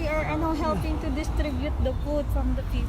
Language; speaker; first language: English; non-native, learner; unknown